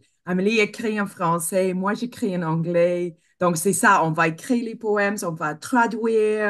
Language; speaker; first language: French; non-native, fluent; English